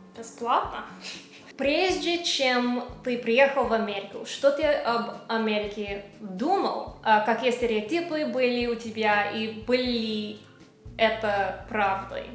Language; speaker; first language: Russian; non-native, learner; English